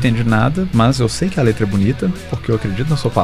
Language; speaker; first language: Portuguese; native; Portuguese